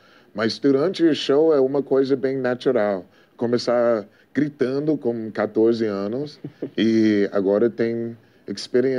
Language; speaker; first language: Portuguese; non-native, fluent; English